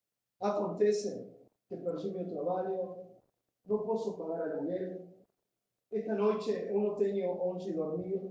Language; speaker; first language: Portuguese; non-native, fluent; Spanish